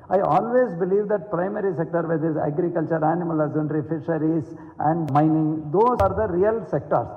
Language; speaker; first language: English; non-native, local second language; Tamil